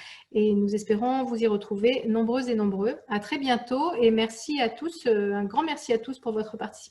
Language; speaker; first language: French; native; French